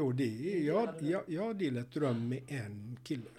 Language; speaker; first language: Swedish; non-native, fluent; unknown